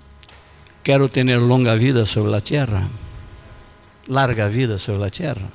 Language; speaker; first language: Spanish; non-native, learner; Portuguese